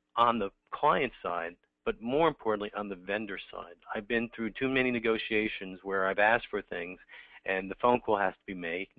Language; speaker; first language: English; native; English